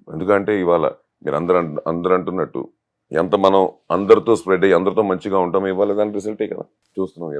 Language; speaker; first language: Telugu; native; Telugu